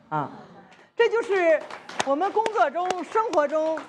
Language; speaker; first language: Chinese; native; Chinese